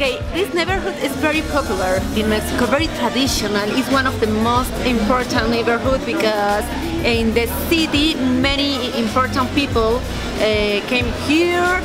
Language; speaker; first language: English; non-native, learner; Spanish